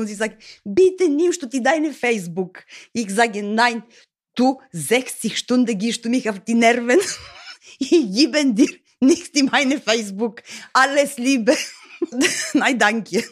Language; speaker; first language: German; non-native, learner; Bulgarian